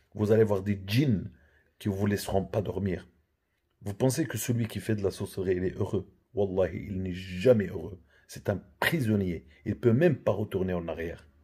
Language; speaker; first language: French; non-native, local second language; Arabic